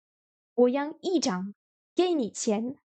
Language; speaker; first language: Chinese; non-native, learner; French